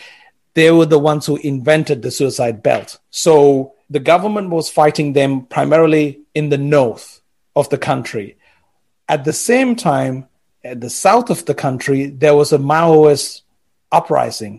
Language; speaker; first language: English; non-native, local second language; Sinhala